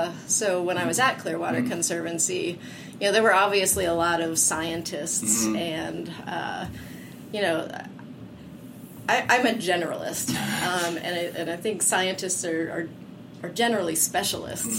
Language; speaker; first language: English; native; English